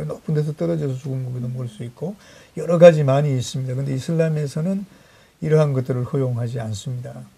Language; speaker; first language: Korean; native; Korean